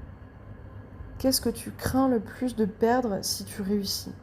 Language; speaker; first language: French; native; French